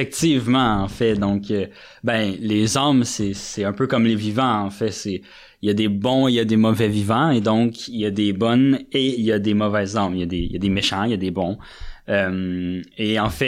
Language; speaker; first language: French; native; French